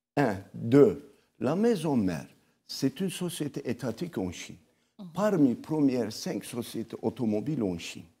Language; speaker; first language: French; non-native, local second language; Arabic